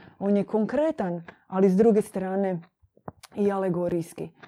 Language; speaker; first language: Croatian; native; Croatian